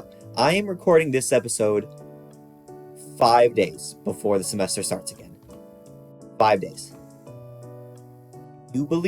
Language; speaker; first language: English; native; English